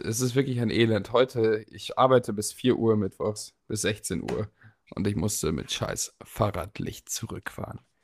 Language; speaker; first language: German; native; German